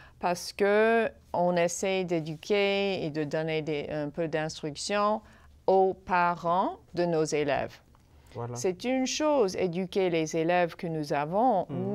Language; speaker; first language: French; non-native, fluent; English